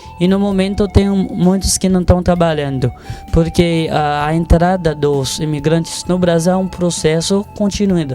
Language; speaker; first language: Portuguese; non-native, fluent; Haitian Creole